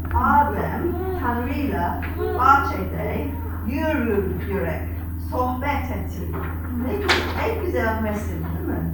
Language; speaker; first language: Turkish; non-native, fluent; English